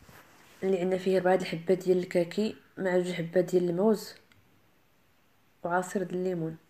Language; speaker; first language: Arabic; native; Arabic